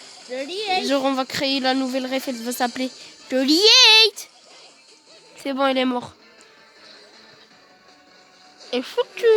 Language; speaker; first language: French; native; French